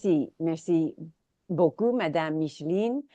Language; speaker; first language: French; non-native, learner; English